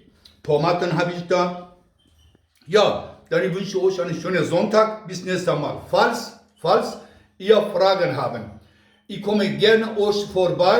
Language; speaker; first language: German; non-native, local second language; Kurdish